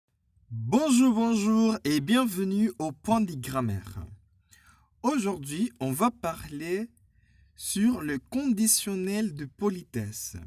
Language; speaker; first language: French; non-native, fluent; Spanish